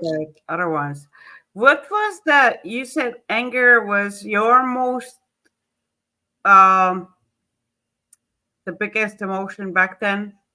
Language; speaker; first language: English; non-native, fluent; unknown